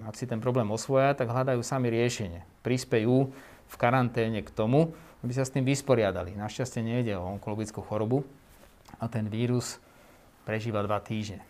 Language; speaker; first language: Slovak; native; Slovak